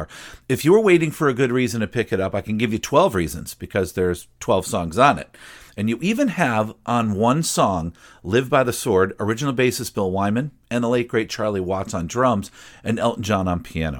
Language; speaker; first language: English; native; English